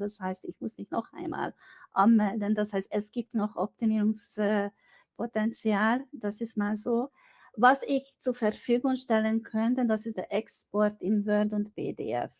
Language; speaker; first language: German; non-native, fluent; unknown